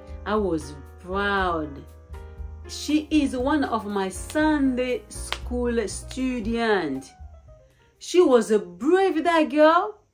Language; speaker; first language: English; non-native, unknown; Lingala